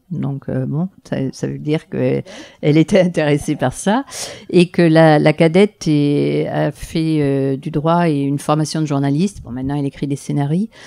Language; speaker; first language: French; native; French